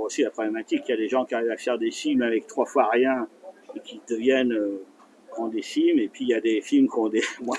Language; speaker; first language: French; native; French